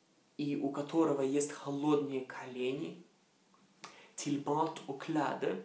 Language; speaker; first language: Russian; non-native, fluent; Norwegian